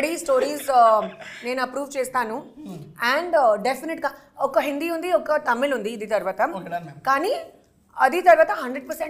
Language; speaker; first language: Telugu; non-native, local second language; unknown